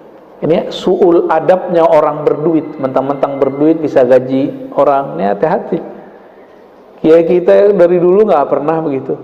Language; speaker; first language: Indonesian; native; Indonesian